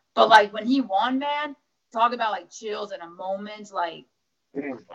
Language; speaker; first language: English; early bilingual, other home language; Russian